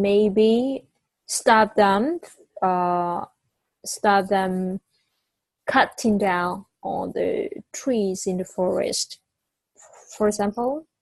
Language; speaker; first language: English; non-native, fluent; Vietnamese